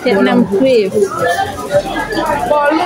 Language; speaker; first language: Indonesian; non-native, local second language; Javanese